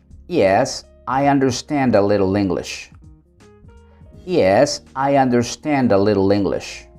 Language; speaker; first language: English; non-native, fluent; Spanish